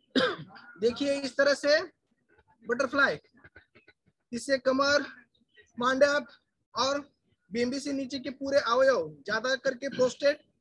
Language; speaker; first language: Hindi; non-native, local second language; Marathi